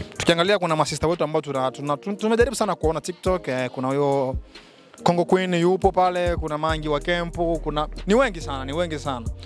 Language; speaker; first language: Swahili; native; Swahili